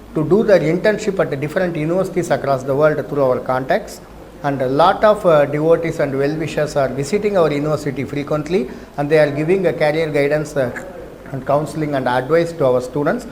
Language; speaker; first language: English; non-native, local second language; Telugu